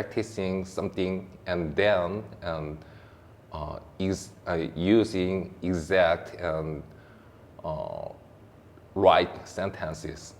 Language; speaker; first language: English; non-native, learner; Korean